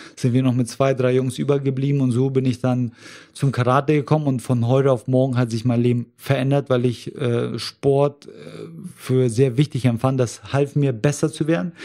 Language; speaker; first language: German; early bilingual, other home language; Russian